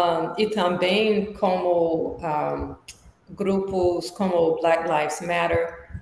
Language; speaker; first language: Portuguese; non-native, learner; English